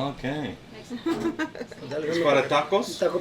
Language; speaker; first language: Spanish; non-native, learner; English